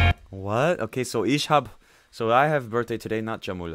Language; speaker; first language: English; native; English